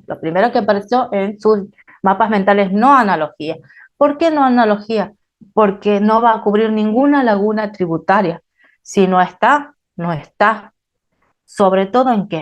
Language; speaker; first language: Spanish; native; Spanish